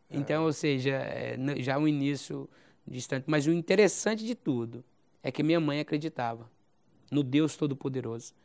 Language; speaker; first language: Portuguese; native; Portuguese